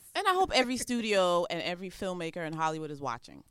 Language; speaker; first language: English; non-native, local second language; Xhosa